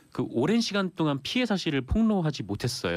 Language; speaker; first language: Korean; native; Korean